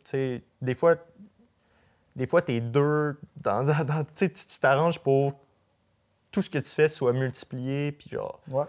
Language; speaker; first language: French; native; French